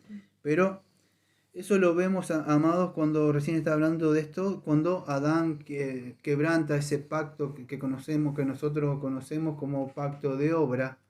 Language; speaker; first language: Spanish; native; Spanish